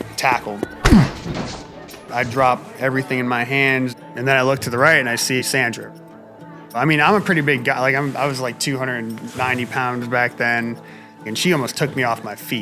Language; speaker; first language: English; native; English